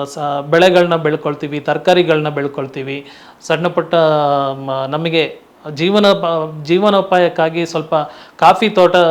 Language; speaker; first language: Kannada; non-native, local second language; Tulu